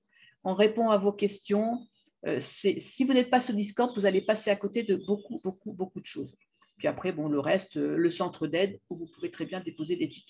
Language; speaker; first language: French; native; French